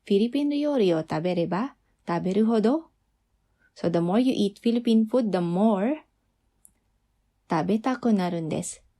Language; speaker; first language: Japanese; non-native, fluent; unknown